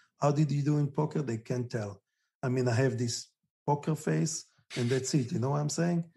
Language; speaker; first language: English; non-native, fluent; Hebrew